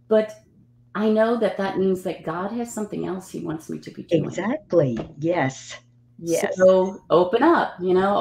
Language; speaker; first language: English; native; English